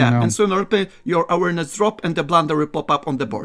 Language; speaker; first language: English; non-native, fluent; Polish